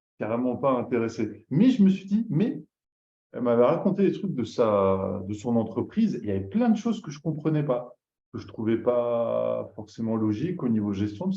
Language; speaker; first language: French; native; French